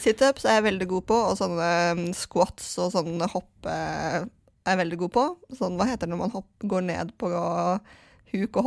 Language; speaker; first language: Norwegian; native; Norwegian